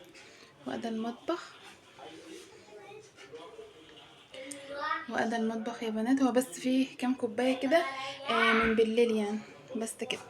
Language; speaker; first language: Arabic; native; Arabic